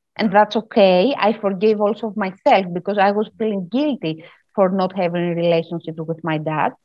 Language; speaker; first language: English; non-native, fluent; Greek